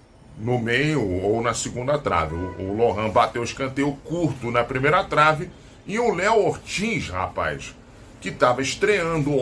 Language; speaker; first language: Portuguese; native; Portuguese